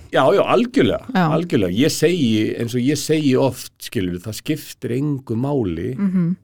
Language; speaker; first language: Icelandic; native; Icelandic